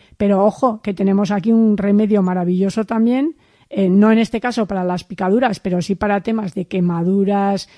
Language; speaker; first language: Spanish; native; Spanish